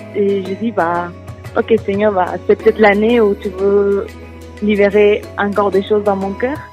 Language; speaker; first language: French; non-native, fluent; Portuguese